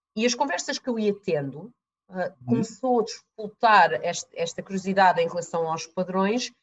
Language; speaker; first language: Portuguese; early bilingual, other home language; English